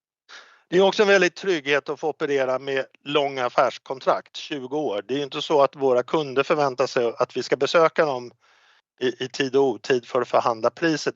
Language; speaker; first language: Swedish; native; Swedish